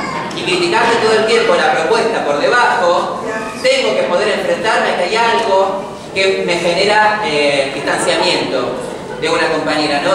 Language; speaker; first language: Spanish; native; Spanish